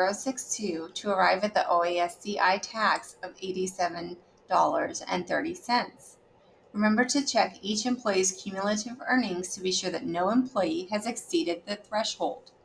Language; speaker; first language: English; native; English